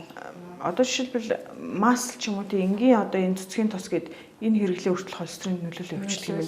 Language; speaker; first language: Mongolian; native; Mongolian